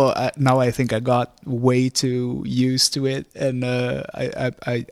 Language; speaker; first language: English; non-native, fluent; Portuguese